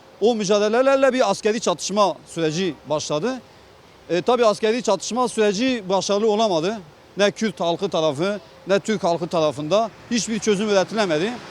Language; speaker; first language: Turkish; non-native, local second language; Kurdish